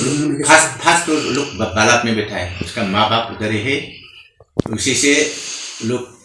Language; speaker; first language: Hindi; non-native, local second language; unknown